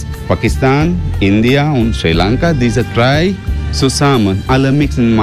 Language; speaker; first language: German; non-native, learner; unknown